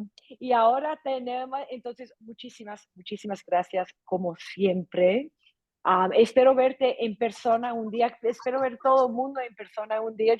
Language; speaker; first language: Spanish; non-native, fluent; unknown